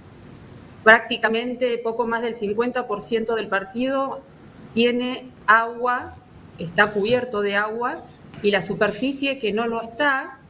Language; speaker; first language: Spanish; native; Spanish